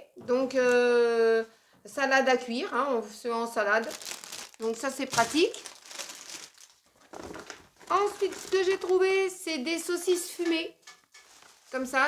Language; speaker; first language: French; native; French